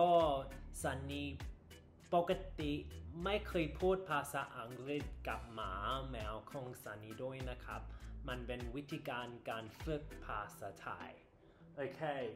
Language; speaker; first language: Thai; non-native, learner; English